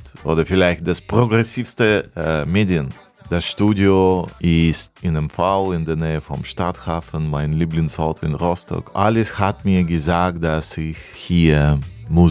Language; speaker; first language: German; non-native, fluent; Russian